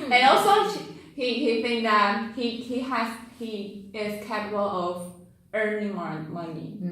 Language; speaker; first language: English; non-native, learner; Chinese